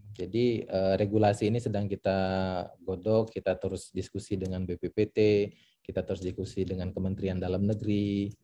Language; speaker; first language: Indonesian; native; Indonesian